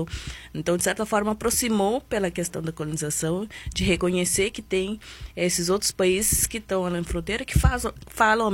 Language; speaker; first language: Portuguese; non-native, local second language; Kabuverdianu